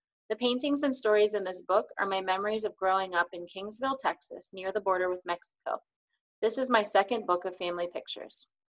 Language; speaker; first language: English; native; English